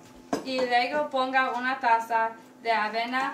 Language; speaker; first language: Spanish; non-native, learner; English